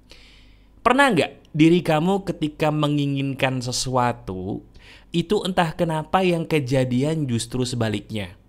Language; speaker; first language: Indonesian; native; Indonesian